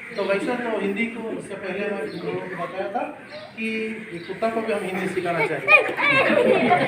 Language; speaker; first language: Hindi; non-native, local second language; Telugu